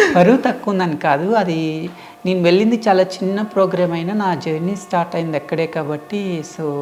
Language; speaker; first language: Telugu; native; Telugu